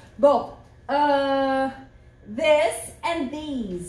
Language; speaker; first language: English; non-native, fluent; Portuguese